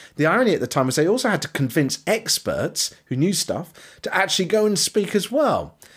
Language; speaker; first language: English; native; English